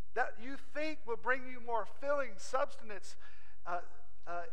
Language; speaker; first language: English; native; English